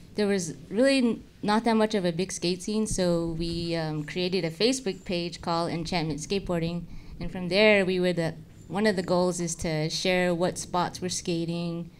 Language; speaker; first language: English; native; English